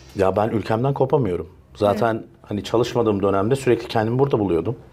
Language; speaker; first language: Turkish; early bilingual, other home language; English